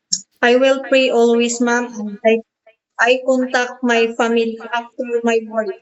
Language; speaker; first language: English; non-native, learner; Cebuano